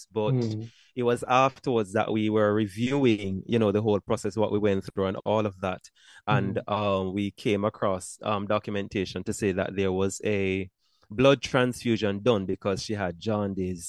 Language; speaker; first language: English; non-native, local second language; Jamaican Creole English